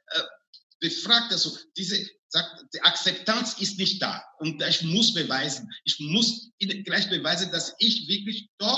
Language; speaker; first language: German; non-native, fluent; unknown